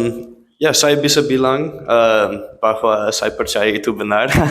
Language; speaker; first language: Indonesian; non-native, learner; English